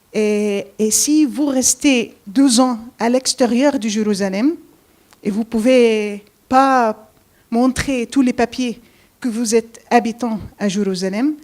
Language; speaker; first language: French; non-native, fluent; Arabic